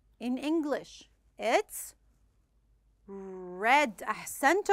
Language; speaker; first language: English; non-native, fluent; Arabic